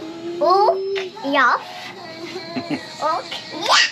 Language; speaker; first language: Swedish; early bilingual, heritage; Swedish